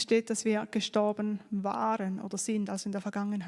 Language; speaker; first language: German; native; German